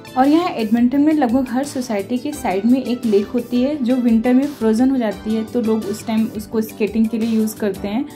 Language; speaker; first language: Hindi; native; Hindi